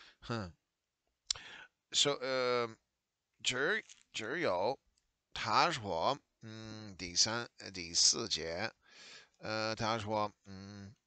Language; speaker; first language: Chinese; non-native, learner; English